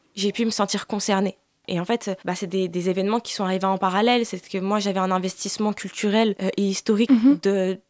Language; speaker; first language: French; native; French